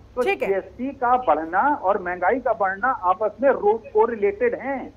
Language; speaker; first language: Hindi; native; Hindi